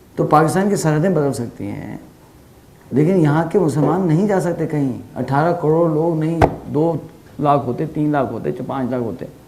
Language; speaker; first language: Urdu; native; Urdu